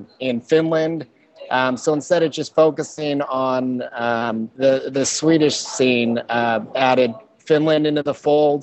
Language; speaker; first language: English; native; English